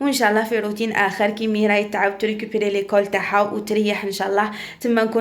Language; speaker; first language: Arabic; native; Arabic